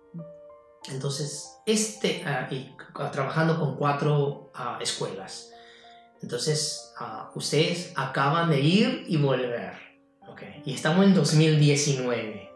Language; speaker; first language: Spanish; non-native, fluent; Chinese